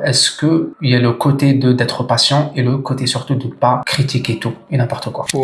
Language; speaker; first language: French; native; French